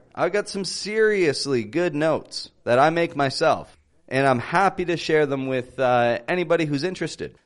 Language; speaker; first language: English; native; English